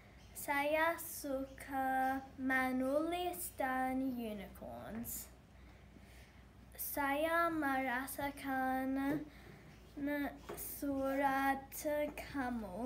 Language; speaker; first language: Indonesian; non-native, learner; English